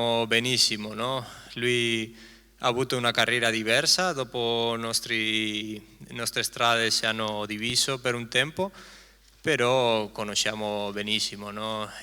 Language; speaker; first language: Italian; non-native, fluent; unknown